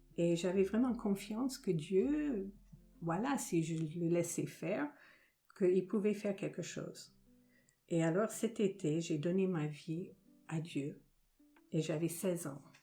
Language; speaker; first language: French; non-native, fluent; English